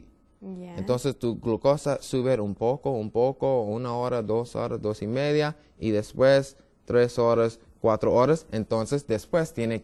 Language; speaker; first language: Spanish; non-native, learner; English